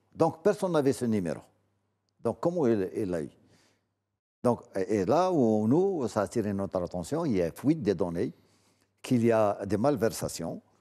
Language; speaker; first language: French; non-native, local second language; Arabic